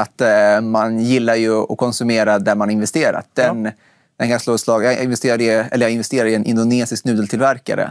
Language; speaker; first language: Swedish; native; Swedish